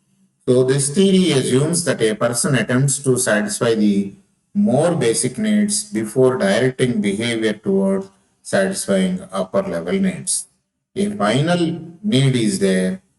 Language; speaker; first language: English; non-native, local second language; Telugu